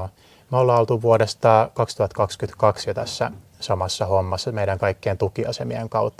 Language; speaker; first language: Finnish; native; Finnish